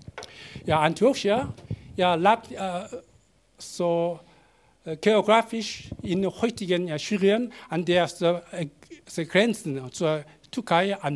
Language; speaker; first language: German; non-native, learner; Korean